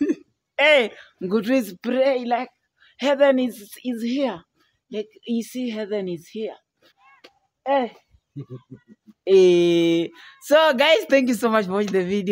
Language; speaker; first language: English; non-native, learner; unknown